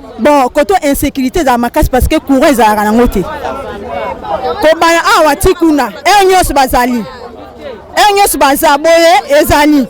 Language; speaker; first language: Lingala; native; Lingala